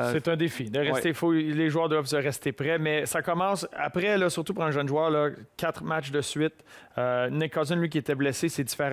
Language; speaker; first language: French; native; French